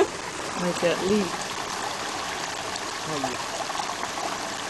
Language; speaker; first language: English; native; English